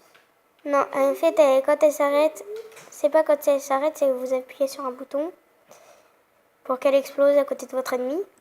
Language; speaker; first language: French; native; French